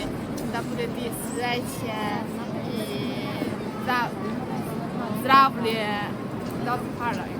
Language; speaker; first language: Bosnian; non-native, learner; Chinese